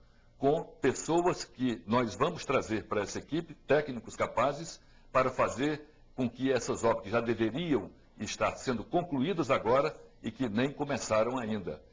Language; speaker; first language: Portuguese; native; Portuguese